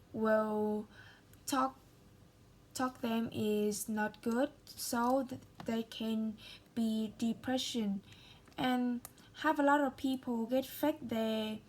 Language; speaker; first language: English; non-native, learner; Vietnamese